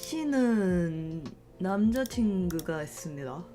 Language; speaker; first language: Korean; non-native, learner; English